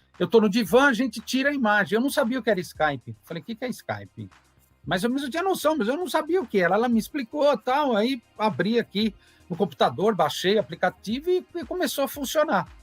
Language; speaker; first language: Portuguese; native; Portuguese